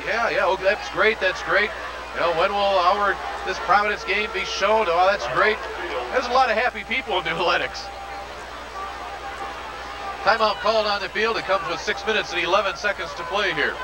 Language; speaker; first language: English; native; English